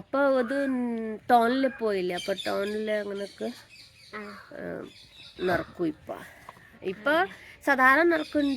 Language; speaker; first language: Malayalam; non-native, learner; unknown